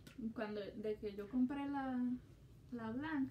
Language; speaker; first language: Spanish; early bilingual, heritage; Spanish